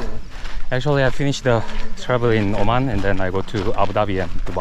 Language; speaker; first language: English; non-native, learner; Korean